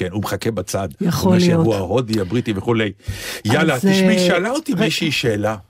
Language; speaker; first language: Hebrew; native; Hebrew